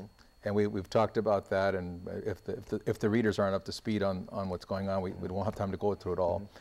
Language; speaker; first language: English; native; English